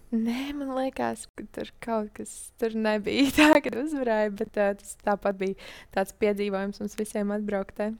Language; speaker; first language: Latvian; native; Latvian